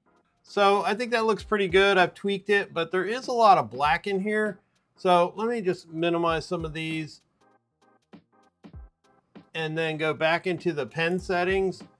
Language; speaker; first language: English; native; English